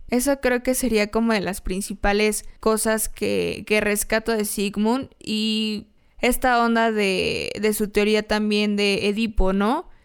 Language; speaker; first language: Spanish; native; Spanish